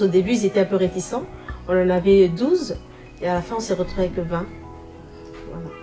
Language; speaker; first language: French; non-native, fluent; Chinese